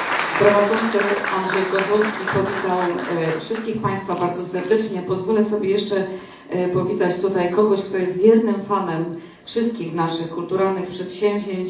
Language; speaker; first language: Polish; native; Polish